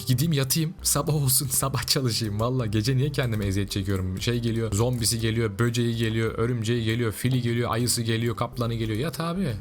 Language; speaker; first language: Turkish; native; Turkish